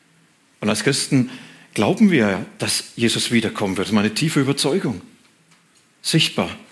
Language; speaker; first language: German; native; German